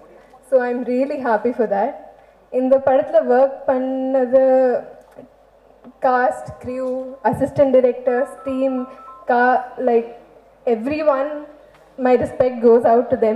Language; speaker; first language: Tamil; non-native, fluent; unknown